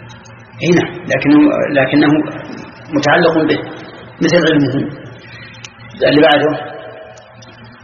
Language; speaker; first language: Arabic; native; Arabic